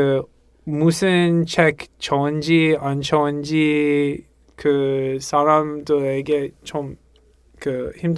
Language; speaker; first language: Korean; non-native, learner; English